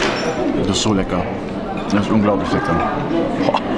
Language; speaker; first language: German; native; German